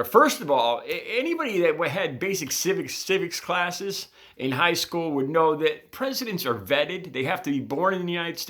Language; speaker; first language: English; native; English